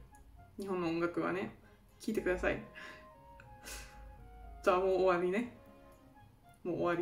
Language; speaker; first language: Japanese; non-native, fluent; German